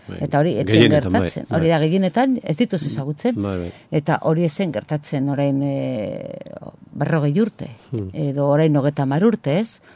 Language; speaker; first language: Basque; non-native, local second language; Spanish